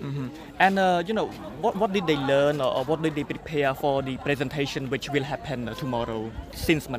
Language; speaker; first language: English; non-native, fluent; Khmer